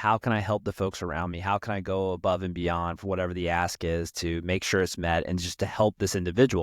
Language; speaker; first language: English; native; English